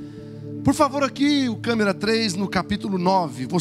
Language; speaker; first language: Portuguese; native; Portuguese